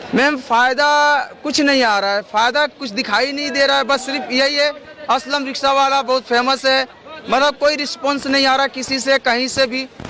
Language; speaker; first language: Hindi; native; Hindi